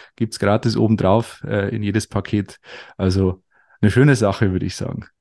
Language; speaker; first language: German; native; German